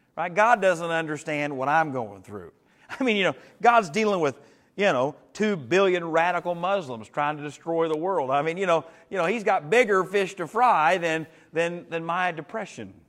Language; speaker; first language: English; native; English